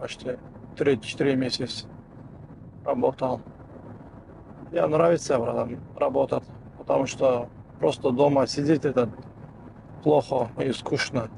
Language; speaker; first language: Russian; non-native, local second language; Kyrgyz